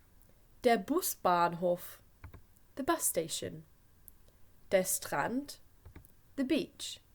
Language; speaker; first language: German; non-native, fluent; English